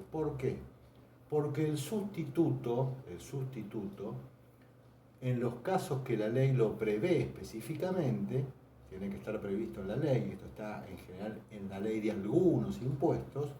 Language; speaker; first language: Spanish; native; Spanish